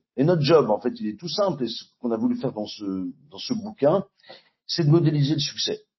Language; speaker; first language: French; native; French